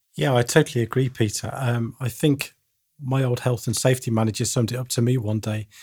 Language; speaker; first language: English; native; English